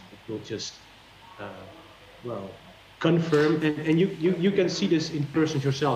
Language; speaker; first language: English; non-native, fluent; Dutch